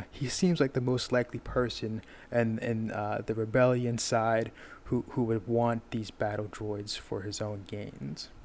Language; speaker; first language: English; native; English